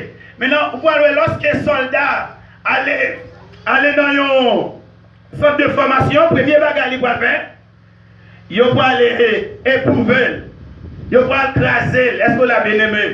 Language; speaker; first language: French; non-native, local second language; Haitian Creole